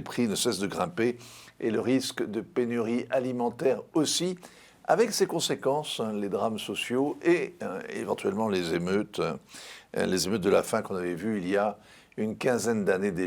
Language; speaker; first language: French; native; French